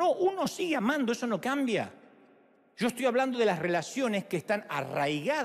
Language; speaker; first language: Spanish; native; Spanish